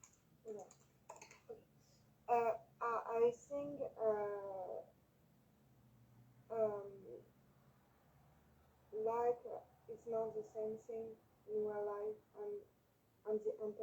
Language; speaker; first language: English; non-native, learner; French